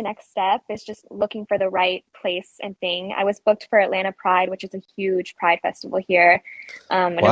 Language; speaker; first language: English; native; English